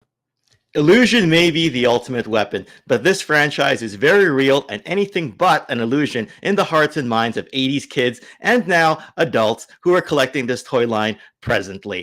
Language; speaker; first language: English; native; English